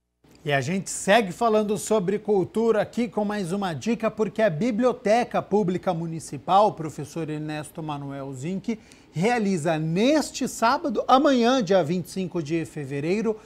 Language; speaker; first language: Portuguese; native; Portuguese